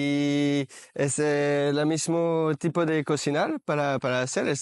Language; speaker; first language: Spanish; non-native, learner; French